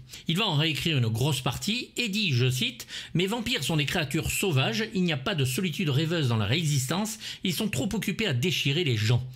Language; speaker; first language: French; native; French